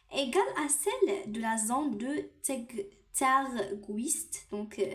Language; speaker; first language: French; non-native, local second language; Arabic